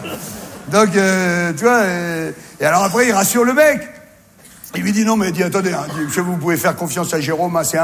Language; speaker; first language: French; native; French